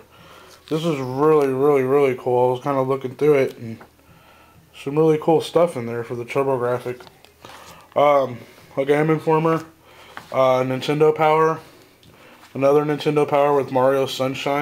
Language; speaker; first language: English; native; English